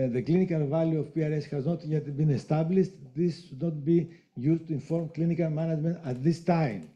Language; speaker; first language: English; non-native, fluent; Greek